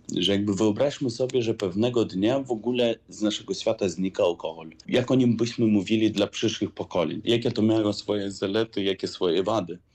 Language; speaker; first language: Polish; native; Polish